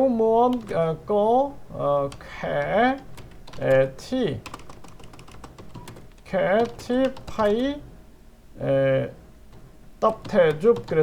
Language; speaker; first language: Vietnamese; non-native, learner; Korean